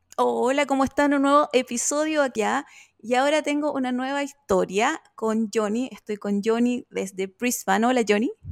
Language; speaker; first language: Spanish; native; Spanish